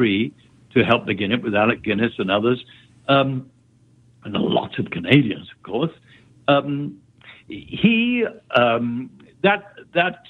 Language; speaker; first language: English; native; English